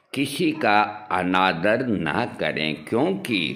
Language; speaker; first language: Hindi; native; Hindi